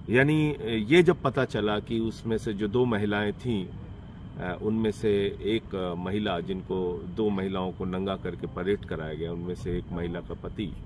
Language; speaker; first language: Hindi; native; Hindi